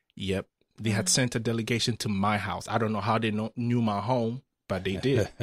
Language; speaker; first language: English; non-native, local second language; Akan